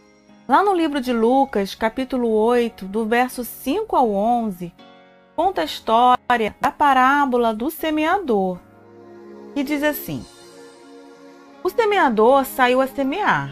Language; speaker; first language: Portuguese; native; Portuguese